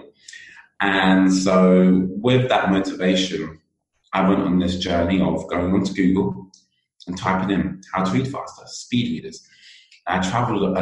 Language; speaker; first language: English; native; English